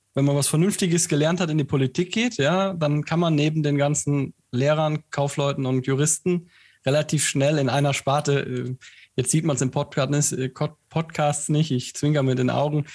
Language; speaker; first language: German; native; German